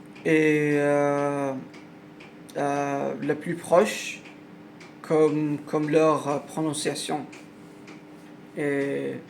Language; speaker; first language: French; non-native, learner; Arabic